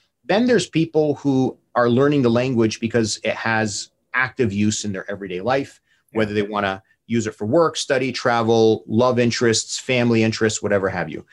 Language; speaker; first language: English; native; English